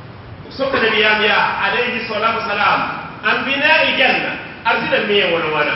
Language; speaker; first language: Arabic; non-native, fluent; Mossi